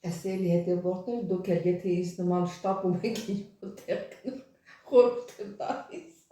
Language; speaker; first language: Armenian; native; Armenian